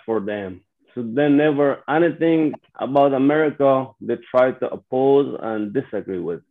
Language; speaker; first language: English; non-native, fluent; Persian